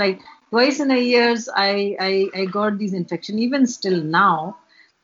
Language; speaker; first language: English; non-native, local second language; Hindi